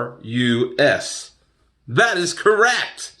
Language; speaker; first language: English; native; English